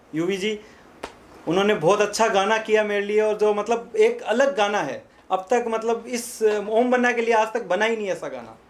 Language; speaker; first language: Hindi; native; Hindi